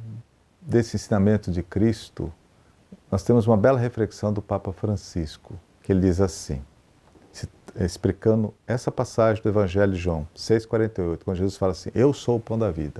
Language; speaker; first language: Portuguese; native; Portuguese